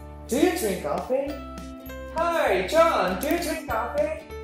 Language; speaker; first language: English; non-native, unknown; Javanese